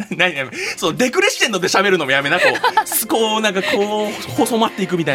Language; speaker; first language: Japanese; native; Japanese